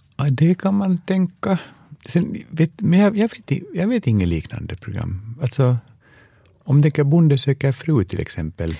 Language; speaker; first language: Swedish; native; Swedish